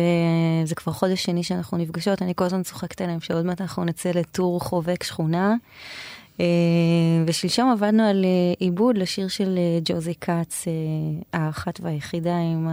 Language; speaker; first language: Hebrew; native; Hebrew